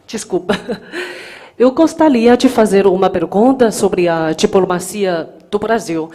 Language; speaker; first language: Portuguese; non-native, fluent; Chinese